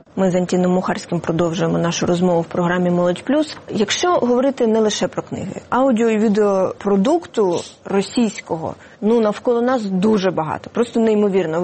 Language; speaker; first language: Ukrainian; native; Ukrainian